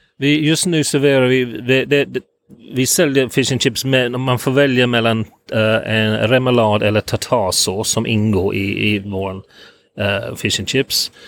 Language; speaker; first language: Swedish; non-native, fluent; English